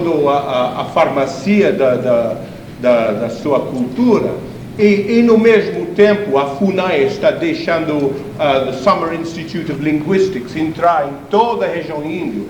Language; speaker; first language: Portuguese; non-native, fluent; English